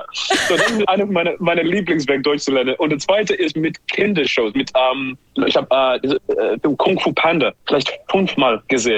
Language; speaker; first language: German; non-native, learner; English